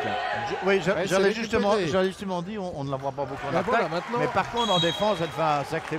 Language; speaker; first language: French; native; French